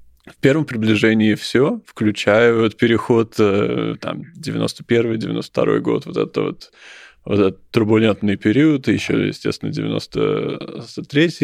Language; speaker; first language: Russian; native; Russian